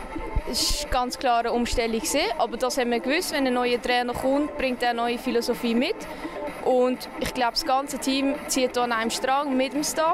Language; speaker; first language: German; native; German